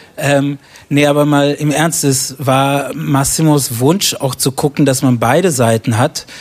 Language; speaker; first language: German; early bilingual, other home language; Romany